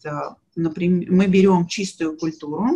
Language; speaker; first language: Russian; native; Russian